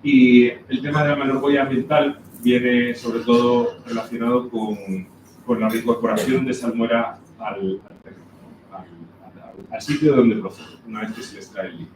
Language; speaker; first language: Spanish; native; Spanish